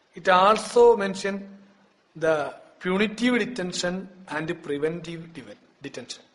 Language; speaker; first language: English; non-native, local second language; Malayalam